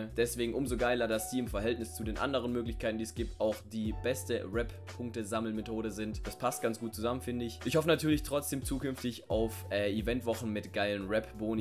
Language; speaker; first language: German; native; German